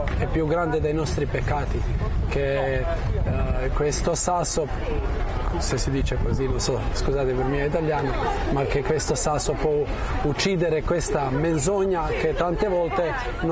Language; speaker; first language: Italian; non-native, fluent; Croatian